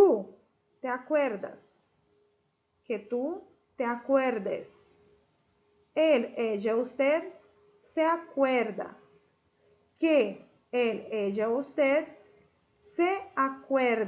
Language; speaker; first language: Spanish; non-native, fluent; Portuguese